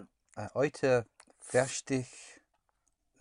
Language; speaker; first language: German; non-native, learner; English